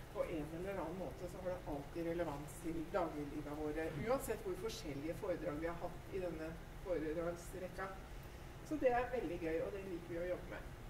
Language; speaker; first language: Norwegian; native; Norwegian